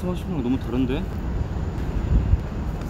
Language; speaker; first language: Korean; native; Korean